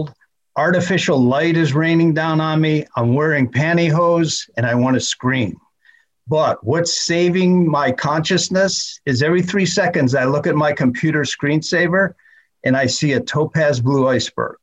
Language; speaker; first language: English; native; English